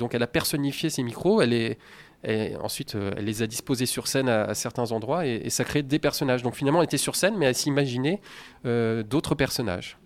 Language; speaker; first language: French; native; French